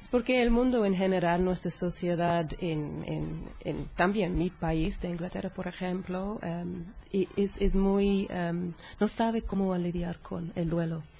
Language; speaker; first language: Spanish; non-native, fluent; English